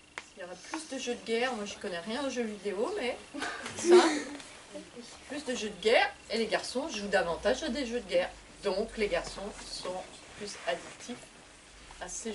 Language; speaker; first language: French; native; French